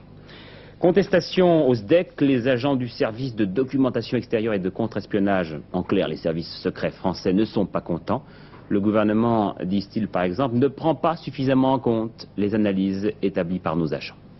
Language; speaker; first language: French; native; French